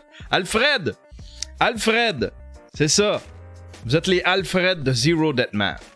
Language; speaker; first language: French; native; French